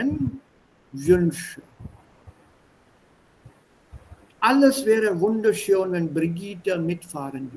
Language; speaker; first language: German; non-native, fluent; Hindi